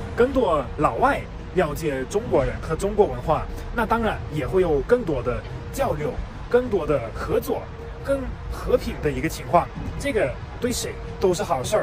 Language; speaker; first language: Chinese; non-native, fluent; German